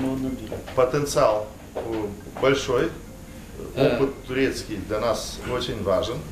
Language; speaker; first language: Russian; non-native, local second language; Romanian